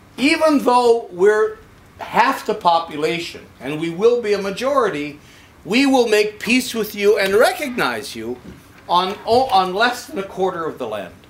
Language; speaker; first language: English; native; English